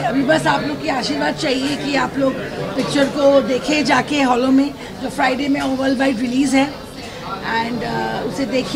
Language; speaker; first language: Hindi; non-native, local second language; Bangla